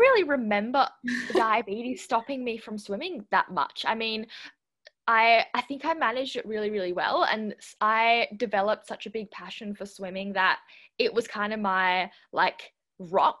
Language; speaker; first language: English; native; English